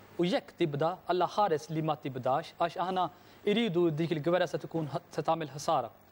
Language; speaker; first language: Maltese; non-native, fluent; Urdu